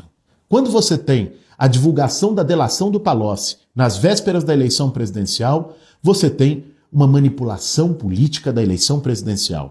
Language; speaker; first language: Portuguese; native; Portuguese